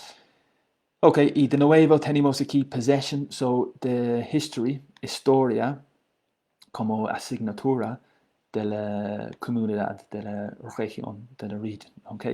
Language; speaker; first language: Spanish; non-native, learner; English